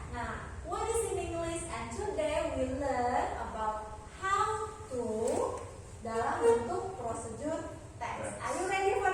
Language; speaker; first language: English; non-native, fluent; Indonesian